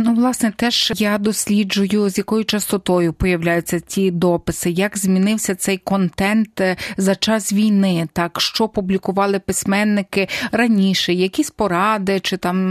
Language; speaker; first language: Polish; non-native, learner; Ukrainian